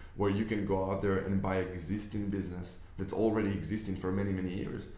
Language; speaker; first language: English; non-native, fluent; Hebrew